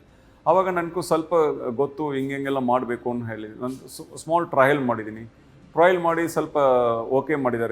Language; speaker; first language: Kannada; non-native, learner; Tamil